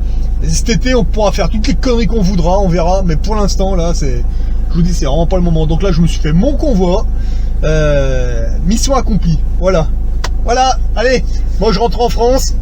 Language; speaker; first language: French; native; French